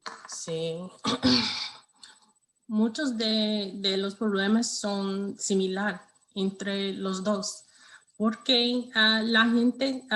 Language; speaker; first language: Spanish; non-native, learner; English